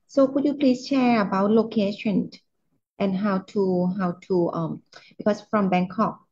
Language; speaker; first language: English; non-native, learner; Thai